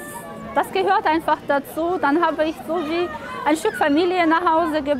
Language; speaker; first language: German; non-native, fluent; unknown